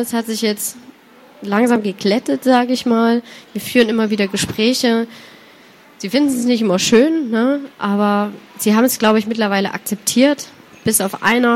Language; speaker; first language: German; native; German